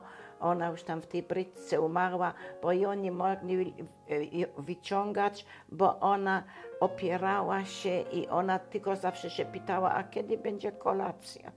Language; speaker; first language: Polish; non-native, local second language; German